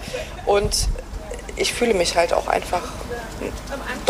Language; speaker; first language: German; early bilingual, other home language; Greek